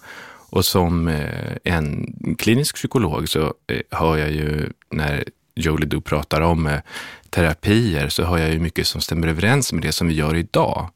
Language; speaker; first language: Swedish; native; Swedish